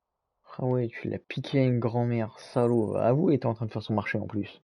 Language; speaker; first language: French; native; French